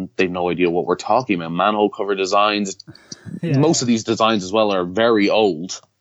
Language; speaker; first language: English; native; English